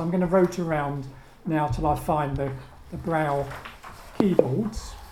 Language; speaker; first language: English; native; English